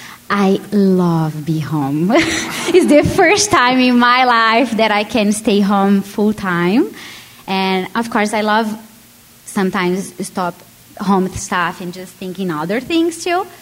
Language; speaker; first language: English; non-native, learner; Portuguese